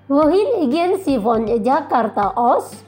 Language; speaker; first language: German; non-native, fluent; Indonesian